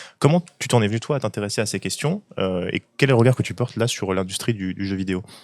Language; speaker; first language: French; native; French